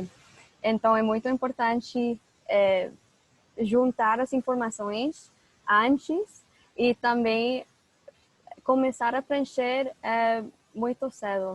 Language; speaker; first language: Portuguese; non-native, fluent; English